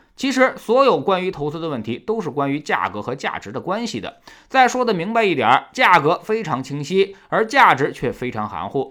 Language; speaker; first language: Chinese; native; Chinese